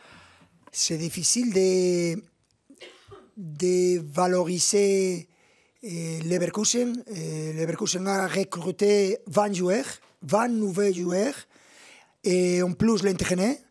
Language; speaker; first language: French; non-native, fluent; Spanish